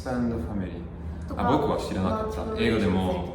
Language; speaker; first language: Japanese; non-native, learner; English